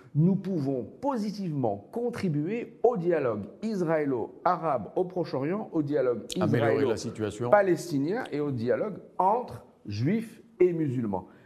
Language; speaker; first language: French; non-native, local second language; Arabic